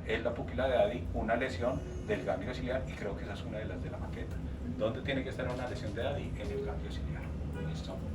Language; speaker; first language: Spanish; native; Spanish